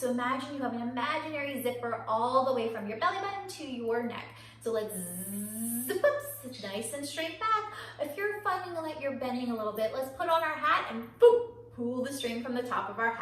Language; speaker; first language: English; native; English